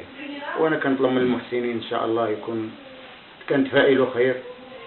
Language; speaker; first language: Arabic; native; Arabic